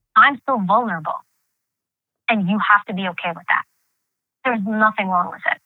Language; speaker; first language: English; early bilingual, other home language; Greek